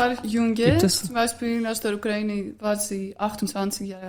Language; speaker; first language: German; non-native, fluent; Greek